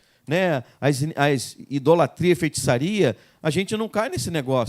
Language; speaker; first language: Portuguese; native; Portuguese